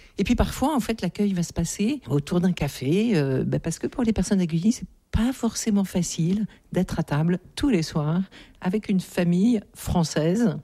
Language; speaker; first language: French; native; French